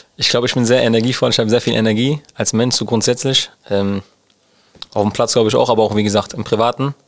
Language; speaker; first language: German; early bilingual, other home language; Turkish